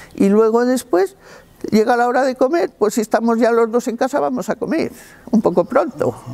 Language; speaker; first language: Spanish; native; Spanish